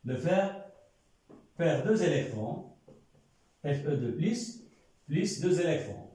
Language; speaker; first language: French; non-native, local second language; Arabic